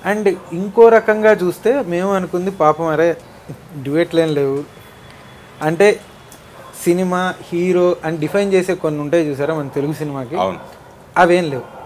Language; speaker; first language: Telugu; native; Telugu